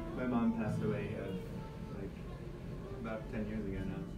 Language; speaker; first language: English; native; English